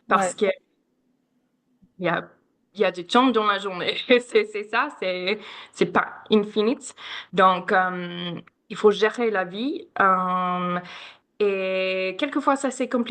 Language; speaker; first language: French; non-native, learner; English